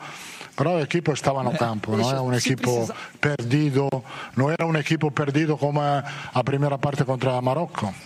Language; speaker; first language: Portuguese; non-native, fluent; Italian